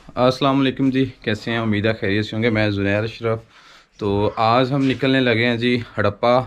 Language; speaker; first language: Urdu; non-native, local second language; Punjabi